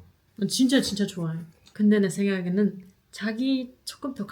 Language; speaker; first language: Korean; non-native, fluent; German